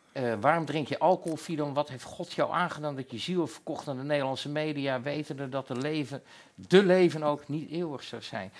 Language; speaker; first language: Dutch; native; Dutch